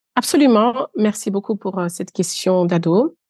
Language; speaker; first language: French; native; French